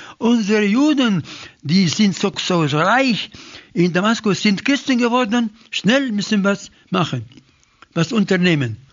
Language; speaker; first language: German; non-native, fluent; Arabic